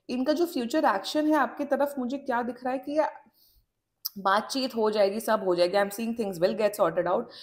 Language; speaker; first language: Hindi; native; Hindi